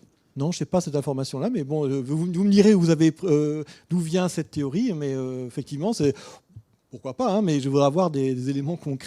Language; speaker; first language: French; native; French